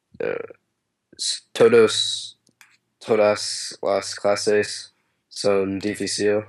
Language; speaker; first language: Spanish; non-native, learner; English